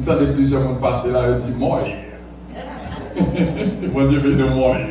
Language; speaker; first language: French; non-native, local second language; Haitian Creole